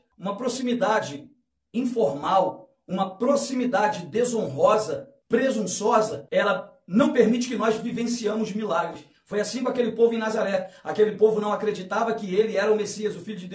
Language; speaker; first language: Portuguese; native; Portuguese